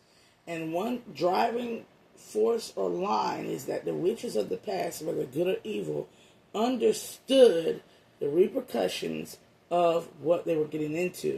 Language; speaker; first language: English; native; English